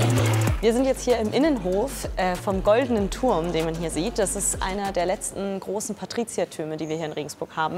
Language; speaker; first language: German; native; German